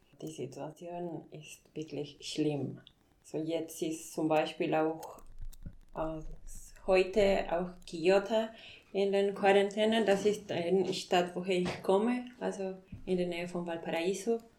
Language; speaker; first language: German; non-native, fluent; Spanish